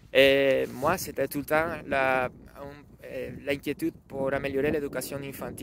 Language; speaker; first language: French; non-native, learner; Spanish